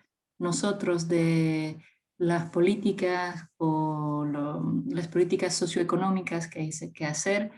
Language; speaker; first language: Spanish; non-native, fluent; French